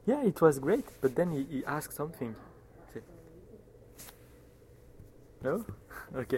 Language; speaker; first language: English; non-native, fluent; French